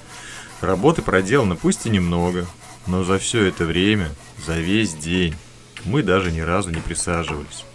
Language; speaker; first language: Russian; native; Russian